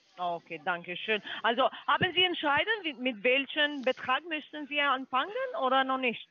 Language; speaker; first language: German; non-native, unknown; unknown